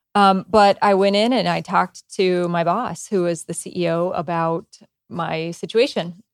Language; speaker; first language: English; native; English